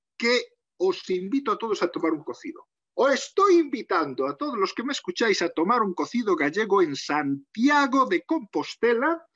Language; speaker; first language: Spanish; native; Spanish